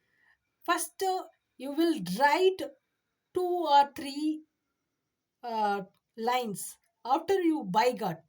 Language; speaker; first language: English; non-native, learner; Tamil